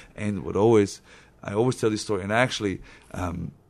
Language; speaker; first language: English; non-native, fluent; Swiss German